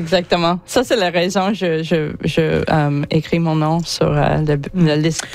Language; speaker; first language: French; non-native, learner; English